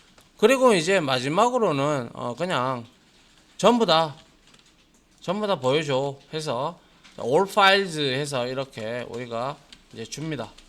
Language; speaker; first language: Korean; native; Korean